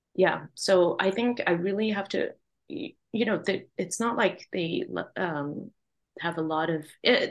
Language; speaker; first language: English; non-native, local second language; Cantonese